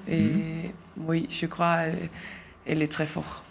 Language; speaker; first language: French; non-native, learner; Danish